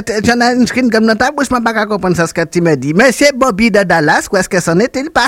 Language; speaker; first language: French; native; French